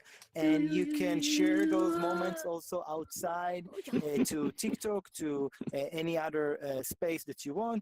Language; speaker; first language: English; non-native, fluent; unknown